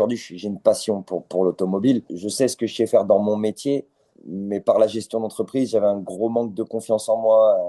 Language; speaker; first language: French; native; French